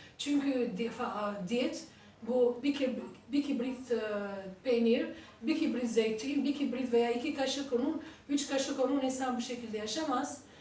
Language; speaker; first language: Turkish; non-native, fluent; Albanian